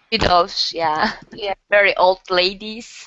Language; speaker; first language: English; non-native, learner; Turkish